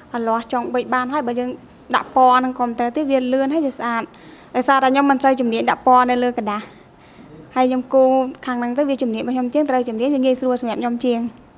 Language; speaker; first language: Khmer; native; Khmer